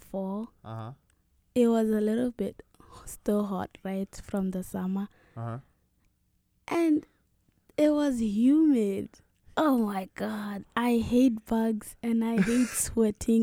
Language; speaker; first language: English; non-native, local second language; Tswana